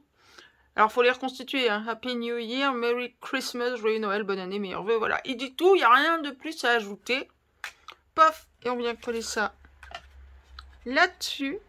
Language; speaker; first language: French; native; French